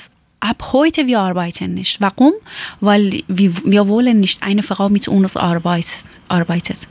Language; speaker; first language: German; non-native, learner; Persian